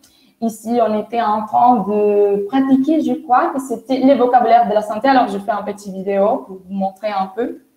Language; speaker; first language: French; non-native, fluent; Spanish